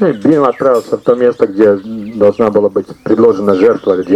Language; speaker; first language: Russian; native; Russian